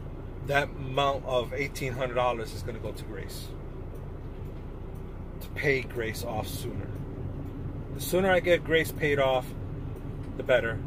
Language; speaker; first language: English; native; English